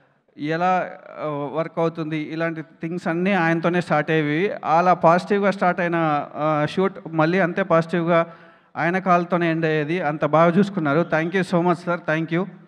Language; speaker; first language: Telugu; native; Telugu